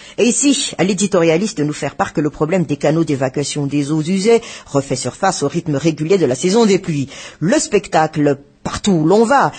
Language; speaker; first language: French; non-native, local second language; Malagasy